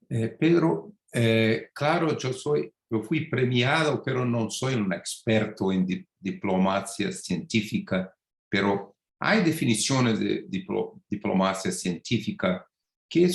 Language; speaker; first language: Spanish; non-native, fluent; Portuguese